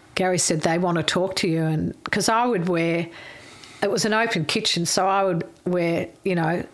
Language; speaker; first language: English; native; English